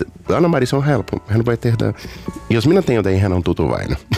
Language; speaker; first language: Finnish; non-native, fluent; Portuguese